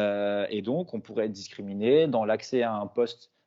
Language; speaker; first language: French; native; French